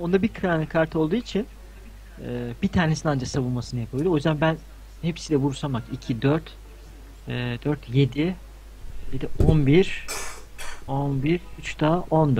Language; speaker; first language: Turkish; native; Turkish